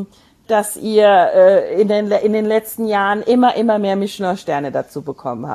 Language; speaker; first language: German; native; German